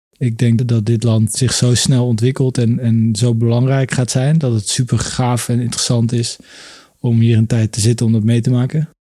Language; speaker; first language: Dutch; native; Dutch